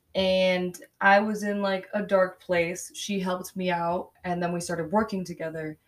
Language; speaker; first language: English; native; English